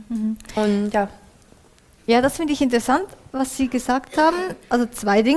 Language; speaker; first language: German; native; German